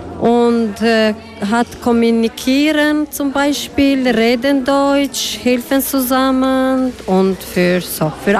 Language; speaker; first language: German; non-native, learner; Albanian